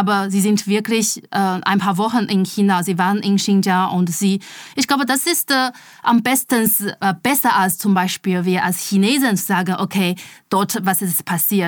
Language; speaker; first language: German; non-native, fluent; Chinese